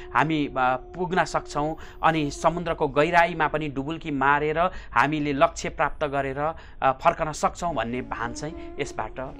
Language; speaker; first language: Nepali; native; Nepali